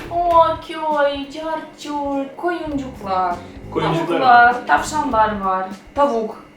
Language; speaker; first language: Turkish; non-native, fluent; Ukrainian